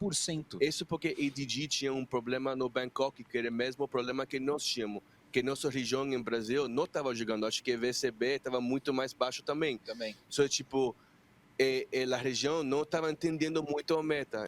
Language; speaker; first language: Portuguese; non-native, fluent; Spanish